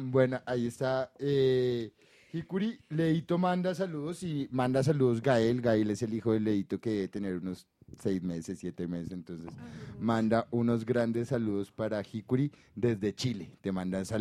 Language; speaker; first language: Spanish; native; Spanish